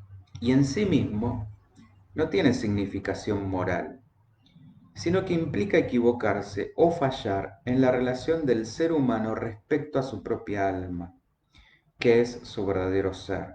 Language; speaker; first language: Spanish; native; Spanish